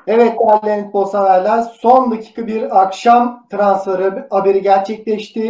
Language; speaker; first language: Turkish; native; Turkish